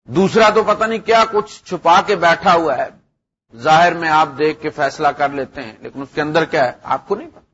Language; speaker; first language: Urdu; non-native, local second language; Punjabi